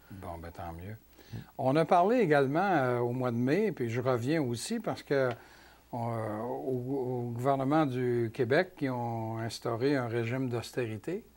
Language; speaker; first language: French; native; French